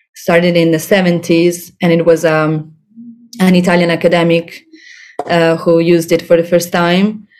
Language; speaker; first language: English; non-native, fluent; Italian